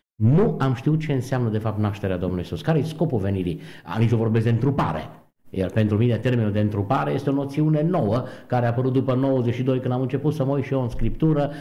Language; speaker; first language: Romanian; native; Romanian